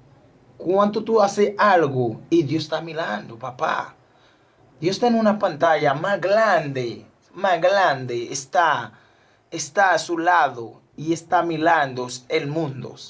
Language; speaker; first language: Spanish; non-native, learner; Haitian Creole